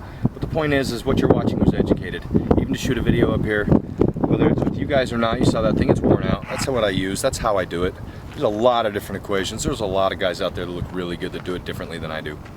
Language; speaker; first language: English; native; English